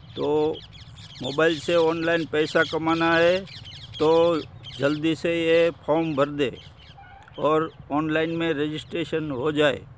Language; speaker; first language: Hindi; non-native, local second language; Gujarati